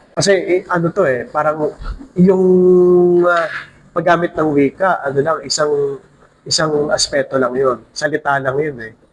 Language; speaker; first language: Filipino; native; Filipino